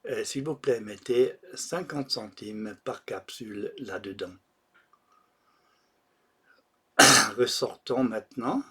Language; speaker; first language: French; non-native, local second language; German